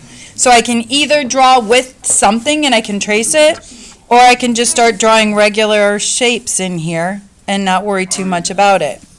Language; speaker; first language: English; native; English